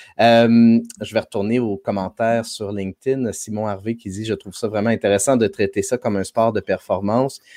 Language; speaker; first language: French; native; French